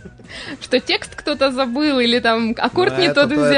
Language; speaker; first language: Russian; native; Russian